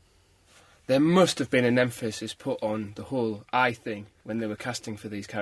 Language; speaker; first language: English; native; English